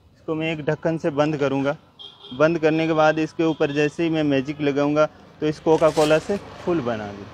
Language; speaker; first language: Hindi; native; Hindi